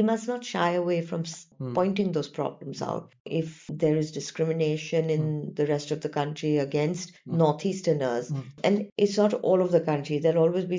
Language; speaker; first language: English; non-native, local second language; Gujarati